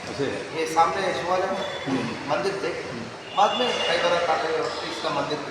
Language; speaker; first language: Hindi; non-native, learner; Telugu